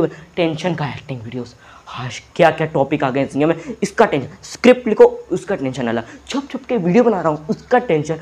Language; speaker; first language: Hindi; native; Hindi